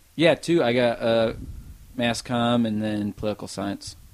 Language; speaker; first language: English; native; English